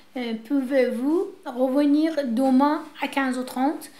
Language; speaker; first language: French; non-native, fluent; Persian